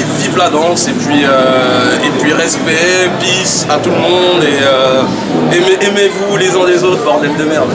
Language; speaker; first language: French; early bilingual, other home language; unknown